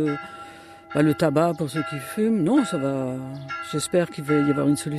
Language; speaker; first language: French; native; French